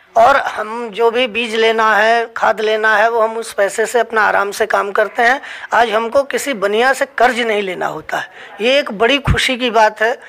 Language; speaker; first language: Hindi; native; Hindi